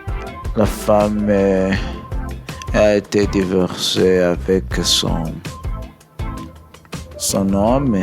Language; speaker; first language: French; non-native, learner; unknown